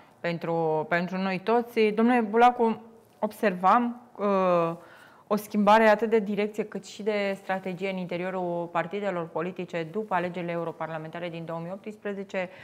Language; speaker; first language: Romanian; native; Romanian